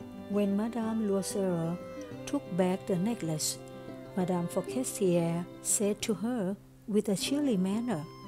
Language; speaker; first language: English; non-native, fluent; Thai